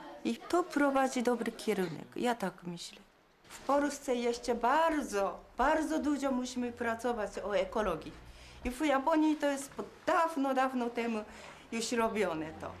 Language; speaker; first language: Polish; non-native, learner; Japanese